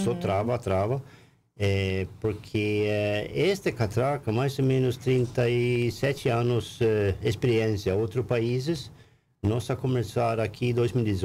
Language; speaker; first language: Portuguese; non-native, learner; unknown